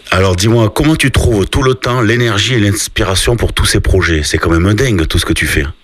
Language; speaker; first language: French; native; French